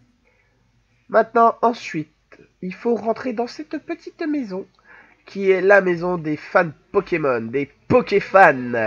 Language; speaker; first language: French; native; French